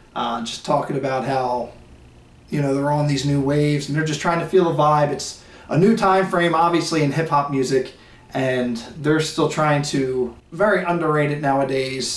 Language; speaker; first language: English; native; English